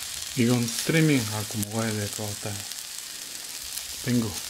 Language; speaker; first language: Korean; non-native, learner; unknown